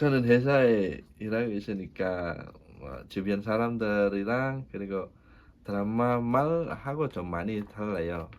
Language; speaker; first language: Korean; non-native, learner; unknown